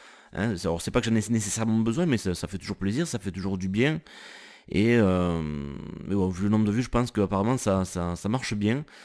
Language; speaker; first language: French; native; French